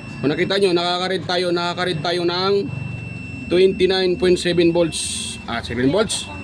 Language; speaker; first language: Filipino; non-native, local second language; Cebuano